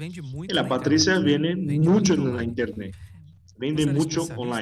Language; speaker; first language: Spanish; non-native, learner; Portuguese